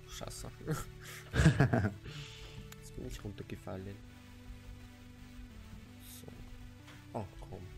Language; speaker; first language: German; native; German